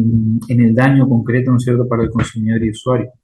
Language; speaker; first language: Spanish; native; Spanish